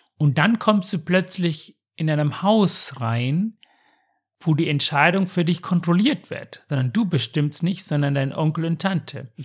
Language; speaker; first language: German; non-native, fluent; Tamil